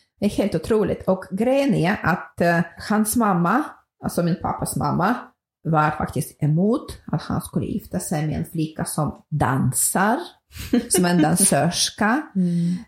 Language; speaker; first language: Swedish; non-native, fluent; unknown